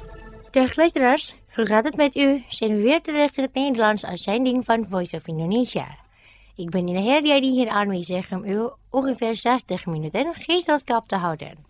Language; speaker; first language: Dutch; non-native, fluent; Indonesian